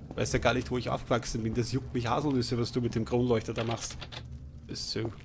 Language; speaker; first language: German; native; German